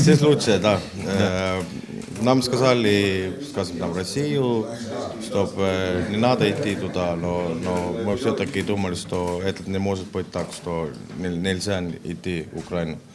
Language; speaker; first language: Russian; non-native, learner; Estonian